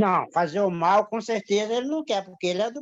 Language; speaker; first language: Portuguese; native; Portuguese